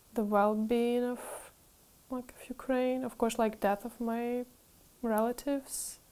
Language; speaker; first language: English; non-native, fluent; Ukrainian